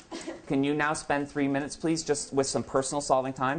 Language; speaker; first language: English; native; English